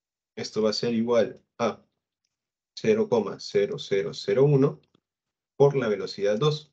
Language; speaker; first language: Spanish; native; Spanish